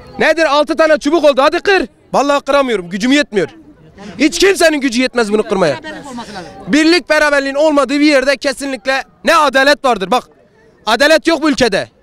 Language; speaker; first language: Turkish; non-native, local second language; Kurdish